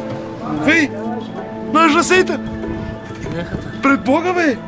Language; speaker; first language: Dutch; non-native, learner; Bulgarian